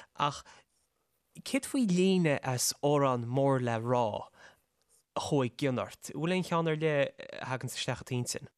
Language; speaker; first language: Irish; native; Irish